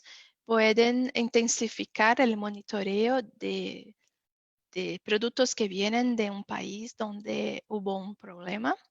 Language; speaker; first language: Spanish; non-native, fluent; Portuguese